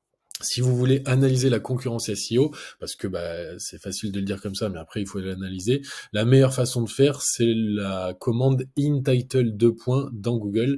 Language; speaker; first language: French; native; French